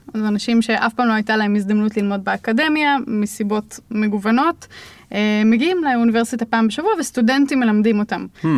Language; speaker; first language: Hebrew; native; Hebrew